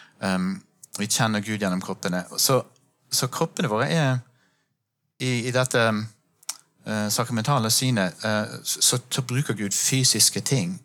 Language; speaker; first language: Norwegian; non-native, fluent; English